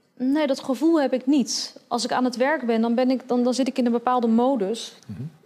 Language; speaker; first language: Dutch; native; Dutch